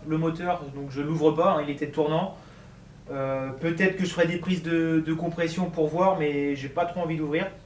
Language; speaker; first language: French; native; French